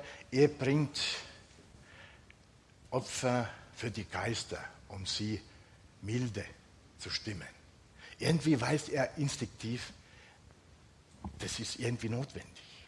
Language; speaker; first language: German; non-native, fluent; Finnish